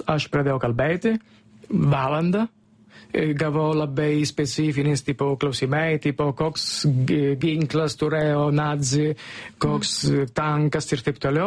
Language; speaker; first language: Lithuanian; non-native, learner; Italian